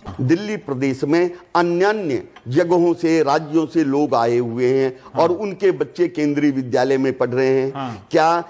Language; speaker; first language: Hindi; native; Hindi